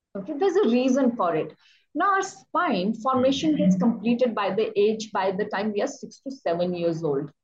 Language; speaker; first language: English; non-native, local second language; Hindi